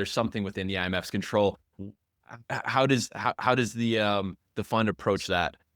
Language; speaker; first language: English; native; English